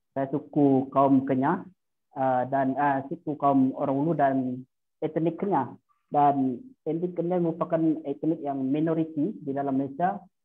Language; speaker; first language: Malay; non-native, local second language; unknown